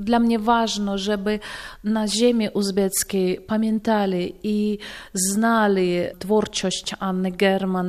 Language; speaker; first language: Polish; non-native, fluent; Russian